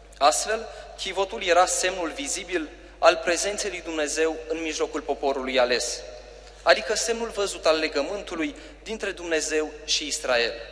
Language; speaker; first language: Romanian; native; Romanian